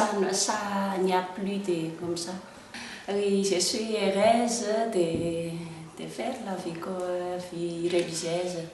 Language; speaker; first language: French; non-native, local second language; Malagasy